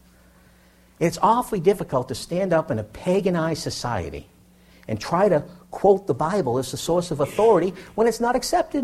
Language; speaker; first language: English; native; English